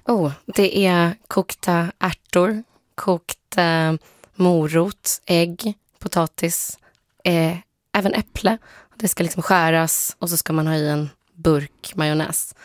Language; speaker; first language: Swedish; early bilingual, other home language; Polish